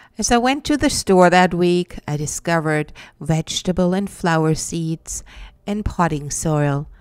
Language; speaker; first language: English; non-native, fluent; German